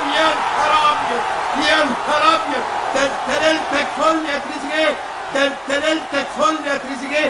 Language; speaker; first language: Arabic; native; Arabic